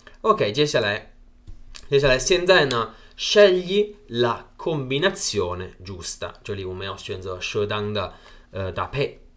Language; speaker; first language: Italian; non-native, fluent; Chinese